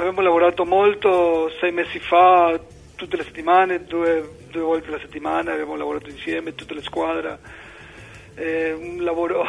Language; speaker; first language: Italian; non-native, learner; Spanish